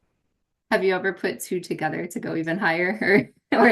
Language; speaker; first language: English; native; English